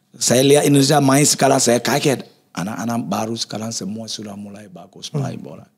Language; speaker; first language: Indonesian; non-native, fluent; English